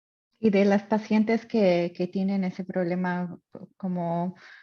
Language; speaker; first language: Spanish; non-native, fluent; English